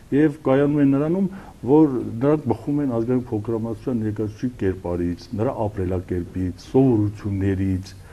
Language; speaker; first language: Armenian; non-native, local second language; Kurdish